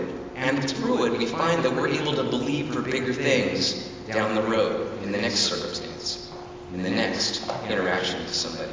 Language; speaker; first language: English; native; English